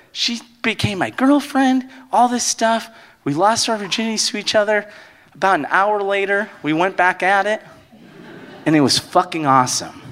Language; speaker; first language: English; early bilingual, other home language; Spanish